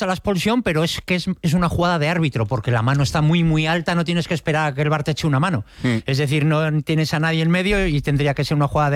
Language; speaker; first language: Spanish; native; Spanish